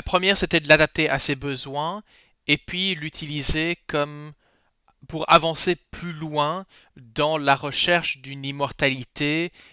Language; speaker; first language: French; native; French